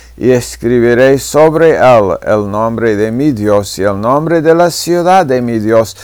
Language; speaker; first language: Spanish; non-native, fluent; English